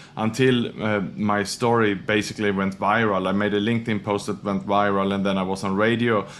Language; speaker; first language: English; non-native, fluent; Swedish